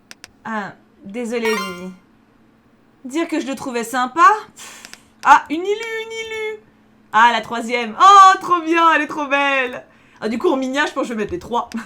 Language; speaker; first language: French; native; French